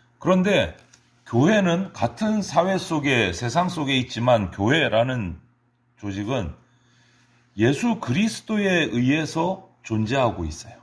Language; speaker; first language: Korean; native; Korean